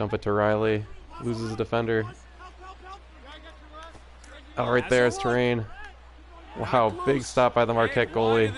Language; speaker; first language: English; native; English